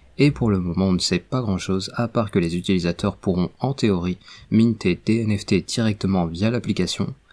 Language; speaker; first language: French; native; French